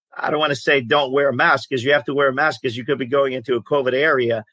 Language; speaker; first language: English; early bilingual, other home language; Greek